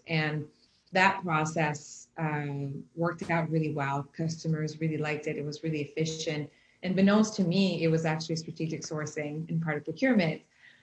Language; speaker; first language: English; native; English